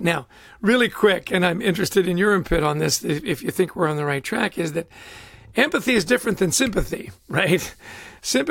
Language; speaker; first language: English; native; English